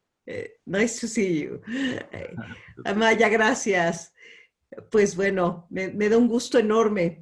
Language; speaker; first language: Spanish; native; Spanish